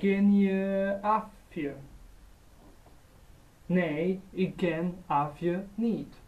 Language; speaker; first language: Dutch; non-native, learner; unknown